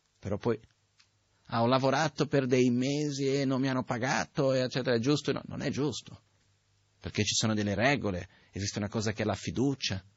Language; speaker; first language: Italian; non-native, fluent; Portuguese